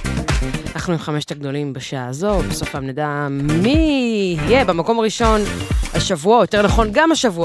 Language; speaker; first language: Hebrew; native; Hebrew